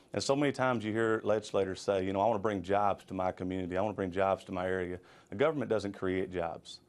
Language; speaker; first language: English; native; English